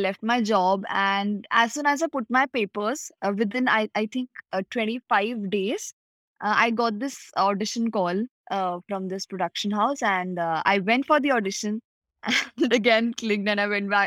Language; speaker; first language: English; non-native, local second language; Punjabi